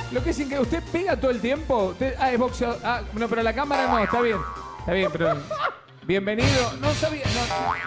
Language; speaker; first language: Spanish; native; Spanish